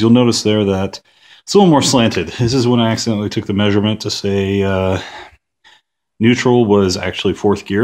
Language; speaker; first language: English; native; English